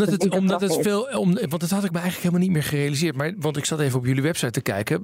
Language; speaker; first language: Dutch; native; Dutch